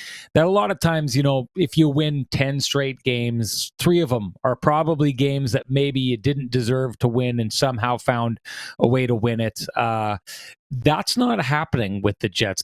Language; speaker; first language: English; native; English